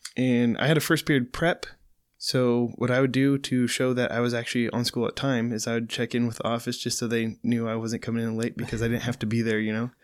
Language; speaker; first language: English; native; English